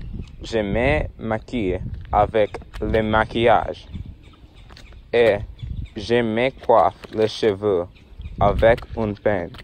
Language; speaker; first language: French; non-native, learner; English